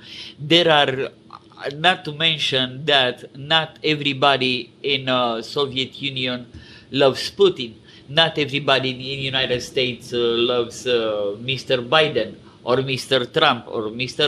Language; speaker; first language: English; non-native, fluent; Romanian